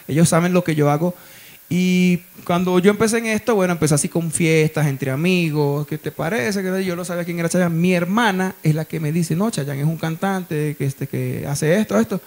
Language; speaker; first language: Spanish; native; Spanish